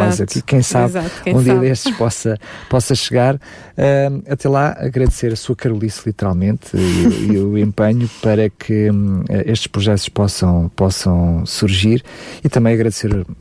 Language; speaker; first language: Portuguese; native; Portuguese